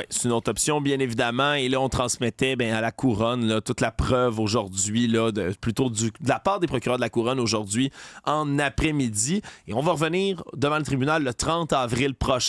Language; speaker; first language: French; native; French